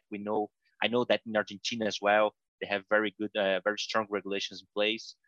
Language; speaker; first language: English; non-native, fluent; Portuguese